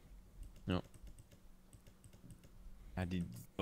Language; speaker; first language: German; native; German